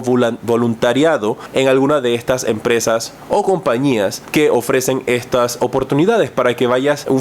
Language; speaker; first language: Spanish; native; Spanish